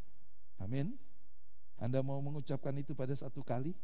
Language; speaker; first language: Indonesian; native; Indonesian